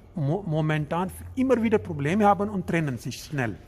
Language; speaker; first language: German; non-native, learner; Urdu